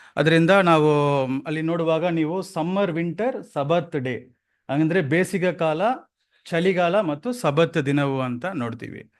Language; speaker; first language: Kannada; non-native, local second language; Tamil